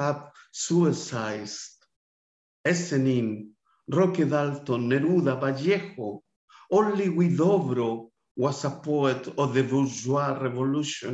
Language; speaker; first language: English; non-native, fluent; Spanish